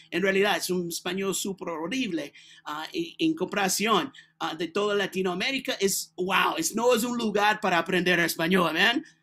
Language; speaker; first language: Spanish; non-native, learner; English